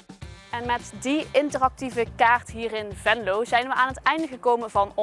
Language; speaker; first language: Dutch; native; Dutch